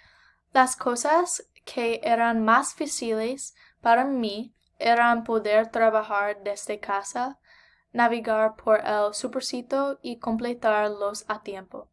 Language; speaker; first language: Spanish; non-native, learner; English